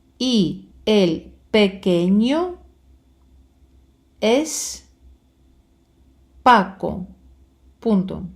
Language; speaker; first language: Spanish; non-native, fluent; Ukrainian